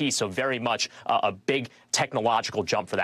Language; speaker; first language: English; native; English